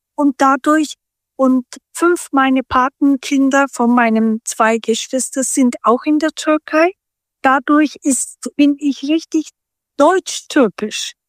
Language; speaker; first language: German; early bilingual, other home language; Turkish